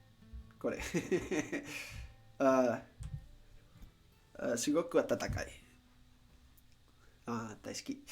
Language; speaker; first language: Japanese; non-native, learner; Spanish